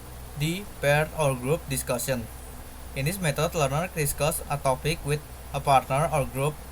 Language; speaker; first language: English; non-native, learner; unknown